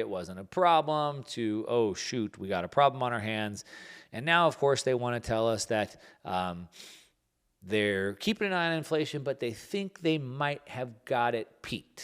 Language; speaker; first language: English; native; English